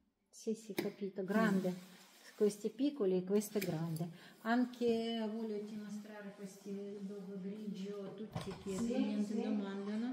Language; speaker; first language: Italian; non-native, learner; Russian